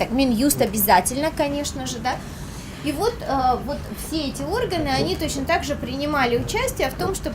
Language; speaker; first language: Russian; native; Russian